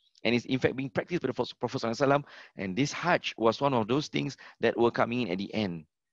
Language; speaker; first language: English; non-native, local second language; Malay